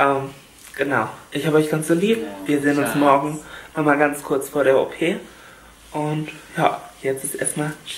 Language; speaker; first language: German; native; German